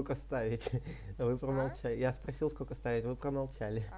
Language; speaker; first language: Russian; native; Russian